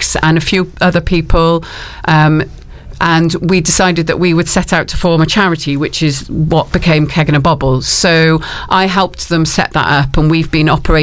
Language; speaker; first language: English; native; English